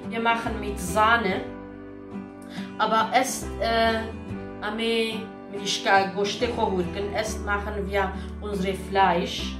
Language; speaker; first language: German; non-native, learner; Kurdish